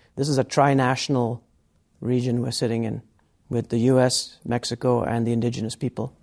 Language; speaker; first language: English; native; English